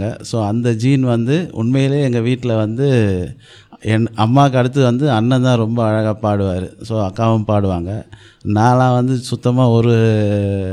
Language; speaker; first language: Tamil; native; Tamil